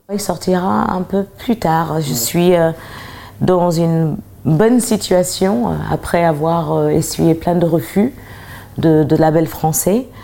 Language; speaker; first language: French; early bilingual, other home language; English